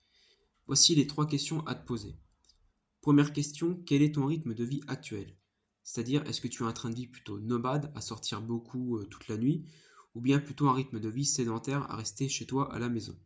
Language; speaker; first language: French; native; French